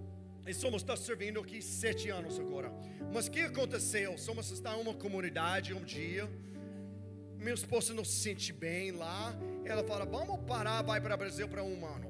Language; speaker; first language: Portuguese; non-native, learner; English